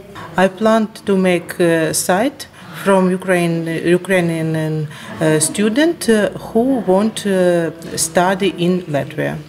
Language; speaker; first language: English; non-native, learner; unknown